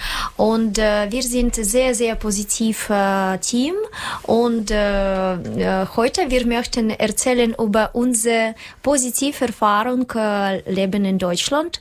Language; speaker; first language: German; non-native, learner; Russian